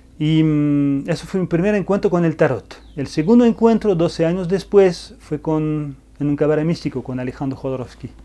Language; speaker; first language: Spanish; non-native, fluent; French